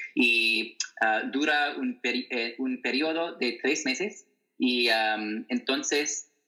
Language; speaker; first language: Spanish; non-native, fluent; English